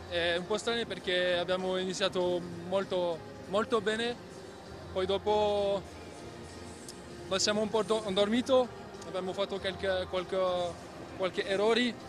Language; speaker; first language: Italian; non-native, learner; French